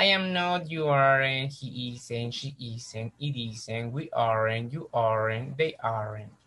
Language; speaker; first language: English; non-native, fluent; Spanish